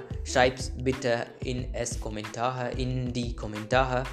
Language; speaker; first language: German; non-native, learner; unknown